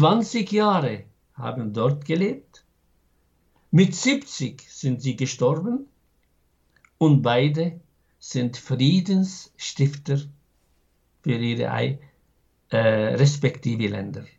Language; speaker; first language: German; non-native, fluent; Arabic